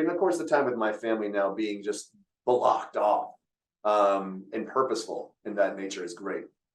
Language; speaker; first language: English; native; English